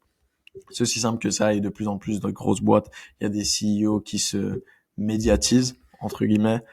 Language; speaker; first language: French; native; French